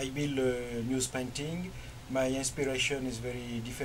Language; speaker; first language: English; non-native, learner; French